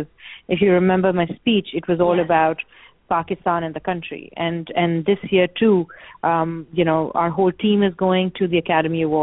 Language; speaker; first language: English; non-native, local second language; Urdu